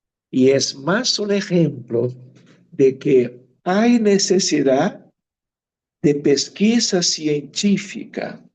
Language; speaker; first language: Spanish; non-native, fluent; Portuguese